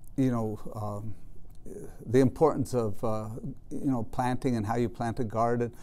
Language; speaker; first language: English; native; English